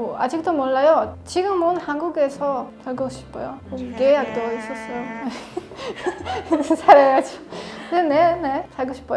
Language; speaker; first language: Korean; non-native, learner; Polish